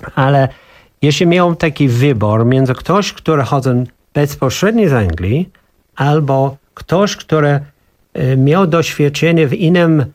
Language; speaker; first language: Polish; non-native, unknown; English